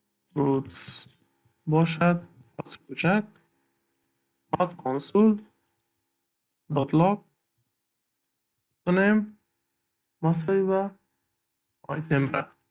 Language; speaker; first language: Persian; native; Persian